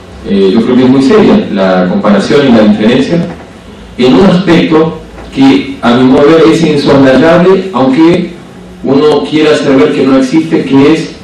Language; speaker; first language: Spanish; native; Spanish